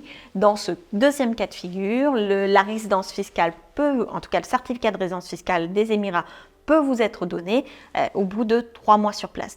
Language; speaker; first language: French; native; French